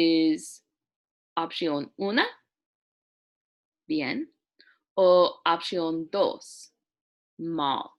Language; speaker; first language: Spanish; non-native, learner; English